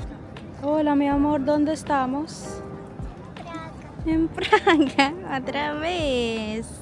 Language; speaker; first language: Spanish; non-native, fluent; Filipino